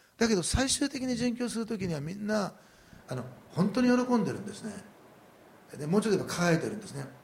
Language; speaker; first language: Japanese; native; Japanese